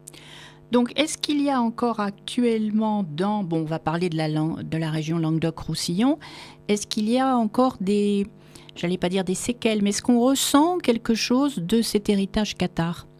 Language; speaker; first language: French; native; French